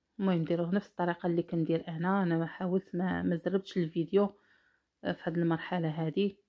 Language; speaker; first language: Arabic; native; Arabic